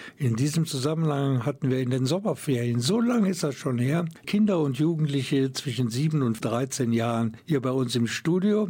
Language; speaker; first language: German; native; German